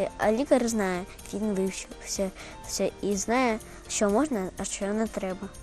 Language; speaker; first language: Ukrainian; non-native, local second language; Russian